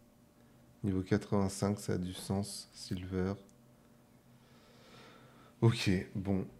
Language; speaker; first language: French; native; French